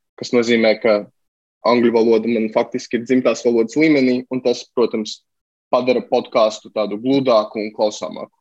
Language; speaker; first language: Latvian; native; Latvian